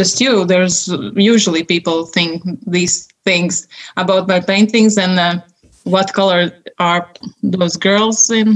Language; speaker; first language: English; non-native, fluent; Latvian